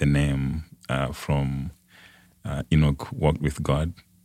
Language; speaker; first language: English; non-native, local second language; Nyanja